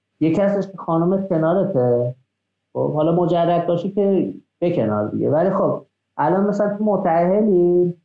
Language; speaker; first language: Persian; non-native, local second language; Azerbaijani